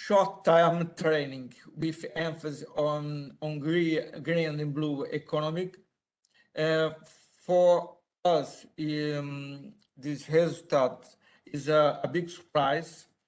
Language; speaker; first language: English; non-native, learner; Portuguese